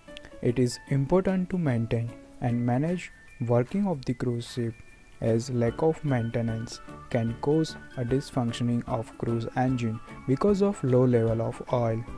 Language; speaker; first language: English; non-native, fluent; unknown